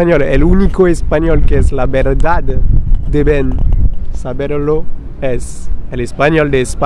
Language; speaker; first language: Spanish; non-native, fluent; French